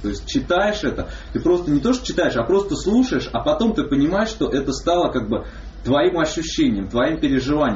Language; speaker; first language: Russian; native; Russian